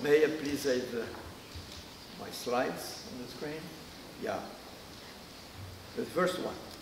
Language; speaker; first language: English; non-native, learner; French